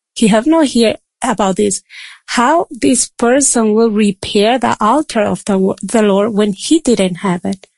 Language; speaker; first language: English; non-native, fluent; Spanish